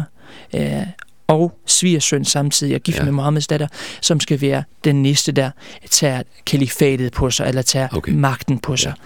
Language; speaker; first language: Danish; early bilingual, other home language; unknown